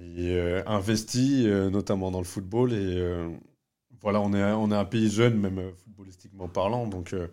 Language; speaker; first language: French; early bilingual, other home language; Vietnamese